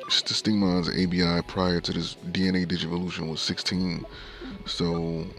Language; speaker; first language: English; native; English